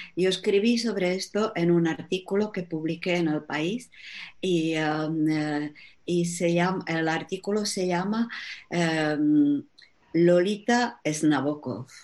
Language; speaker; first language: Spanish; non-native, fluent; Czech